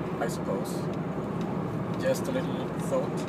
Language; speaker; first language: English; non-native, fluent; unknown